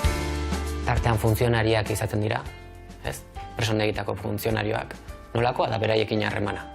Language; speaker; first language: Basque; native; Basque